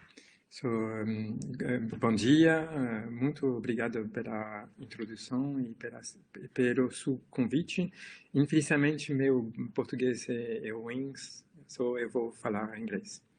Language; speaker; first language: Portuguese; non-native, learner; French